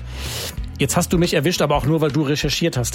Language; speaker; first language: German; native; German